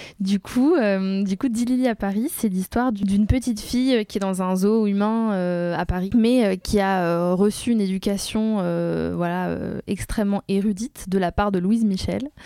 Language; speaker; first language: French; native; French